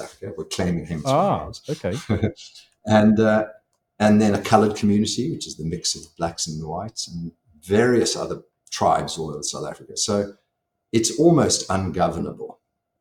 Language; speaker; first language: English; native; English